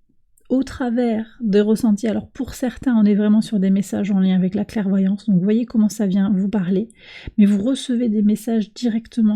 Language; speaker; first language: French; native; French